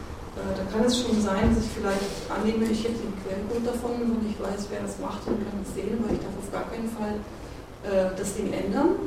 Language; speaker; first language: German; native; German